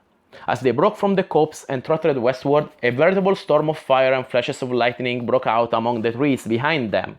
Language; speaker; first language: English; non-native, fluent; Italian